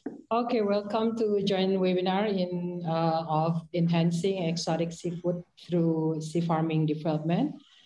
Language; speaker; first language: English; non-native, fluent; Indonesian